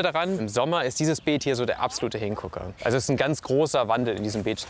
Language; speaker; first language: German; native; German